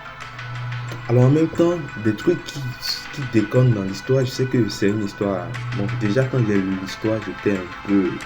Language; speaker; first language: French; native; French